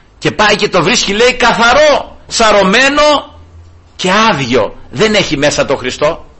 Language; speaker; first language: Greek; early bilingual, heritage; Greek